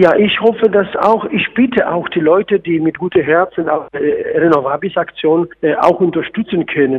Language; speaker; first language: German; non-native, fluent; Polish